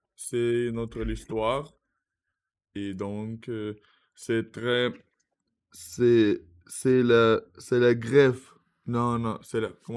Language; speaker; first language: French; non-native, learner; Russian